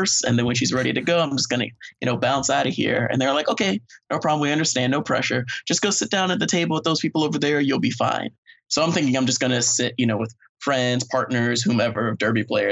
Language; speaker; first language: English; native; English